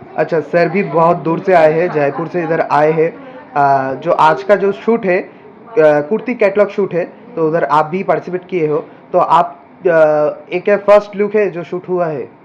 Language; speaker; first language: Hindi; non-native, local second language; Bangla